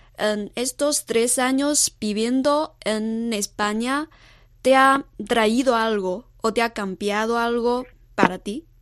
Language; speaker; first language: Spanish; non-native, fluent; Chinese